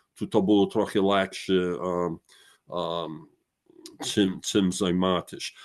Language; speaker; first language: Ukrainian; early bilingual, heritage; Ukrainian